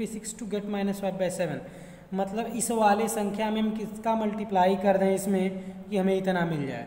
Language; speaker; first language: Hindi; native; Hindi